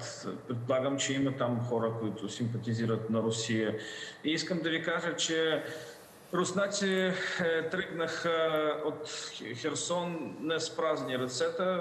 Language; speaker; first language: Bulgarian; non-native, fluent; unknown